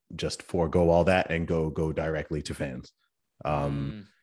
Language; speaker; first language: English; native; English